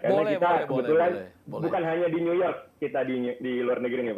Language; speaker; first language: Indonesian; native; Indonesian